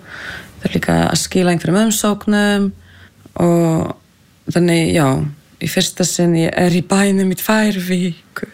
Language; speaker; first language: Icelandic; non-native, fluent; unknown